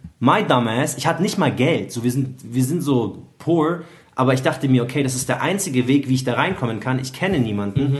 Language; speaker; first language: German; early bilingual, other home language; Arabic